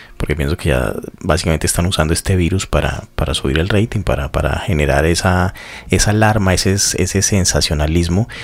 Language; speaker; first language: Spanish; native; Spanish